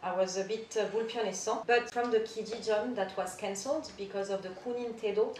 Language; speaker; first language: English; non-native, fluent; French